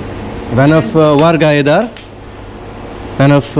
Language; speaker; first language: Dutch; non-native, learner; Nepali